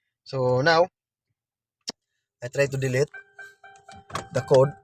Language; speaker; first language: English; non-native, local second language; Filipino